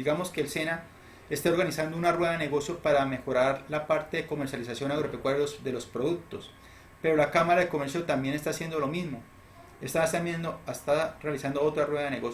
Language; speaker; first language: Spanish; native; Spanish